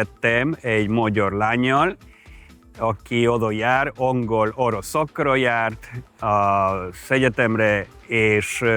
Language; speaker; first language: Hungarian; non-native, fluent; Spanish